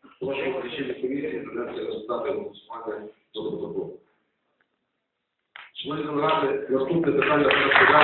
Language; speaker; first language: Ukrainian; native; Ukrainian